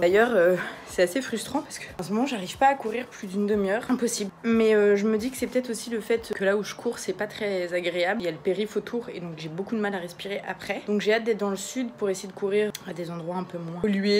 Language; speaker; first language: French; native; French